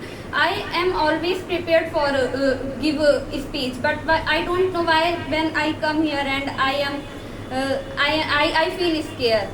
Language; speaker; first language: English; non-native, learner; Hindi